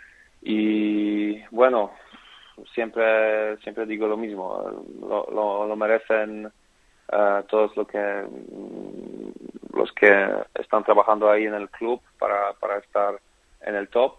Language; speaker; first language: Spanish; non-native, fluent; Polish